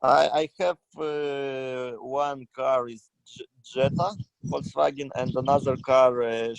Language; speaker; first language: English; non-native, fluent; Russian